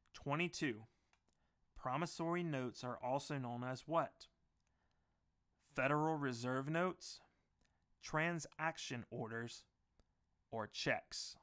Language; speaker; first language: English; native; English